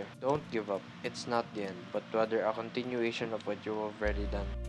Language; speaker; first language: English; non-native, local second language; Filipino